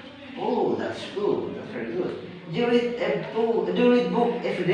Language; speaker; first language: English; non-native, learner; Indonesian